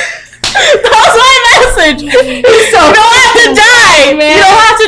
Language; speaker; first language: English; native; English